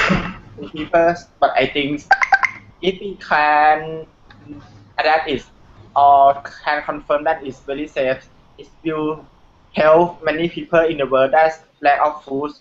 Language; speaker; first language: English; non-native, learner; Thai